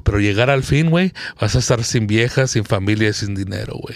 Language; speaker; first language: Spanish; early bilingual, other home language; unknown